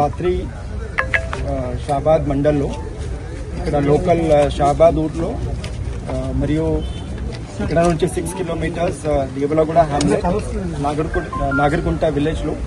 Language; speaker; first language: Telugu; non-native, local second language; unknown